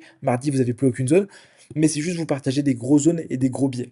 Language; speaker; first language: French; native; French